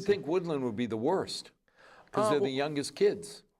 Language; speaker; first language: English; native; English